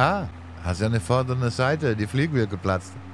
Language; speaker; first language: German; non-native, learner; Dutch